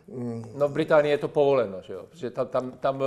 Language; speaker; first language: Czech; native; Czech